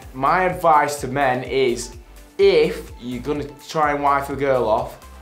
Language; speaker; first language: English; native; English